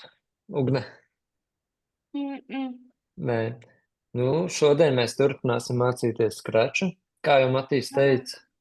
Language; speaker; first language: Latvian; native; Latvian